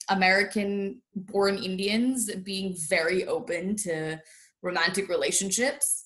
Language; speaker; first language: English; native; English